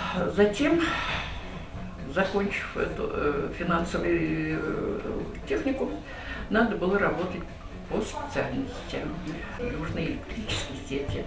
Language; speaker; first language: Russian; native; Russian